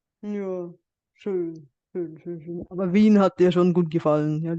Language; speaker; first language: German; non-native, fluent; Bulgarian